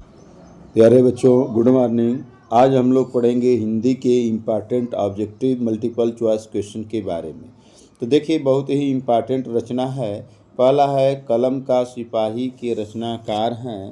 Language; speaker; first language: Hindi; native; Hindi